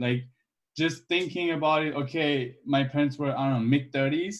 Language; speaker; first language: English; non-native, fluent; German